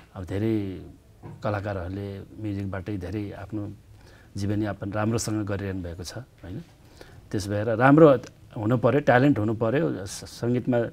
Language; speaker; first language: Nepali; native; Nepali